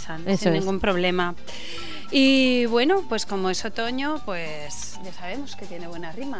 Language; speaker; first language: Spanish; native; Spanish